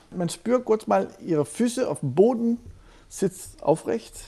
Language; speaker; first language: German; non-native, fluent; Danish